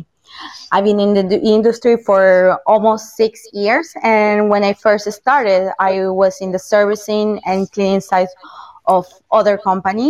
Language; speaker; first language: English; non-native, fluent; Spanish